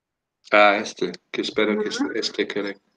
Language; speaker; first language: Spanish; non-native, fluent; English